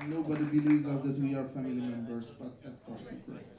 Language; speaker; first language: English; non-native, fluent; Hungarian